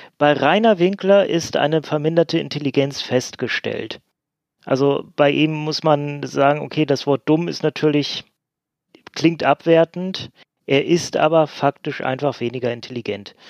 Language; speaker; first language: German; native; German